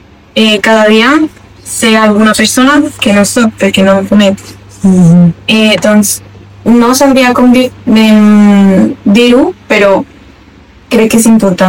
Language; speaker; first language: Catalan; non-native, local second language; Spanish